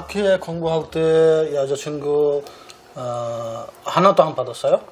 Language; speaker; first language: Korean; non-native, learner; Bangla